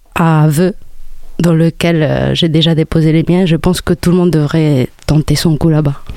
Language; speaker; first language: French; non-native, fluent; Spanish